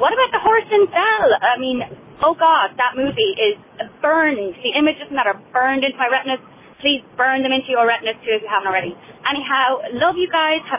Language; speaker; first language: English; native; English